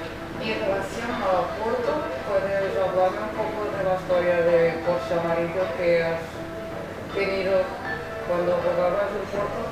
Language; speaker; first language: Spanish; non-native, learner; Portuguese